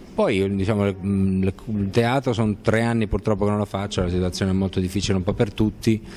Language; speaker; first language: Italian; native; Italian